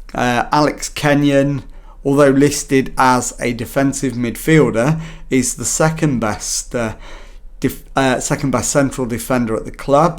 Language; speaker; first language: English; native; English